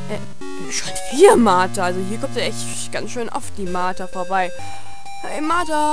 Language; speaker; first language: German; native; German